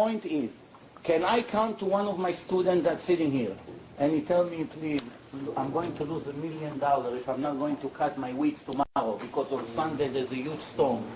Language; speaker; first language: English; non-native, fluent; Hebrew